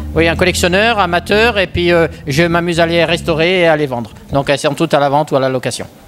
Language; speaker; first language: French; native; French